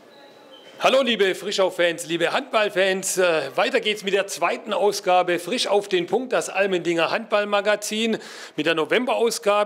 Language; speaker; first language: German; native; German